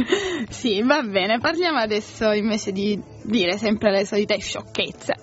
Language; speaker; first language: Italian; native; Italian